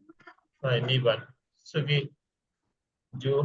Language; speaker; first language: Japanese; non-native, fluent; Bangla